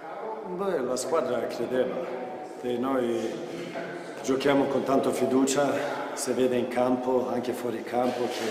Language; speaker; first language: Italian; non-native, fluent; Swedish